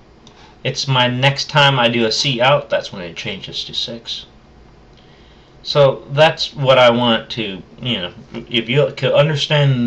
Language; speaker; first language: English; native; English